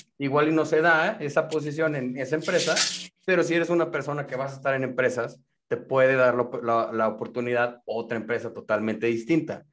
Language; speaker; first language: Spanish; native; Spanish